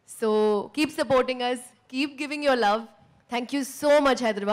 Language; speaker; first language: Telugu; non-native, local second language; Hindi